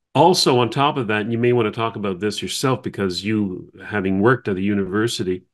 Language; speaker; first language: English; native; English